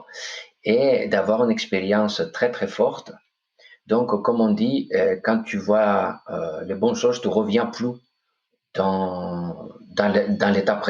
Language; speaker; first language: French; non-native, fluent; Greek